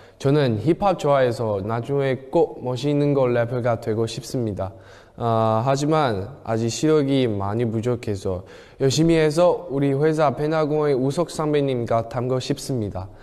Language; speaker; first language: Korean; non-native, learner; Chinese